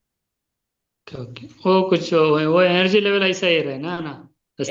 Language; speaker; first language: Hindi; non-native, local second language; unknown